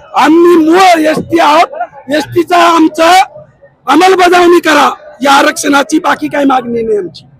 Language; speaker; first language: Marathi; non-native, local second language; Lambadi